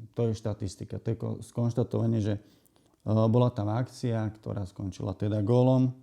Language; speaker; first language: Slovak; native; Slovak